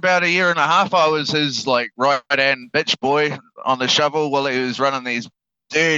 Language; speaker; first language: English; native; English